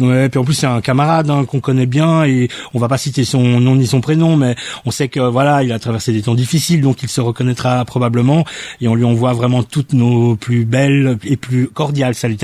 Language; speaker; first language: French; native; French